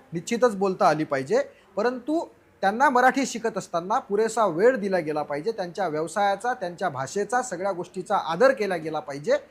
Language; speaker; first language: Marathi; native; Marathi